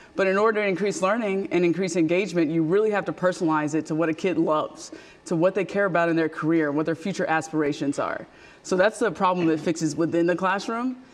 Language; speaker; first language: English; native; English